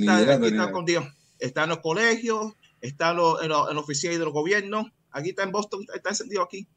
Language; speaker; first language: Spanish; early bilingual, heritage; English